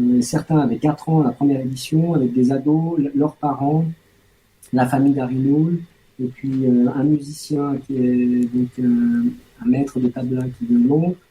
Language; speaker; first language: French; native; French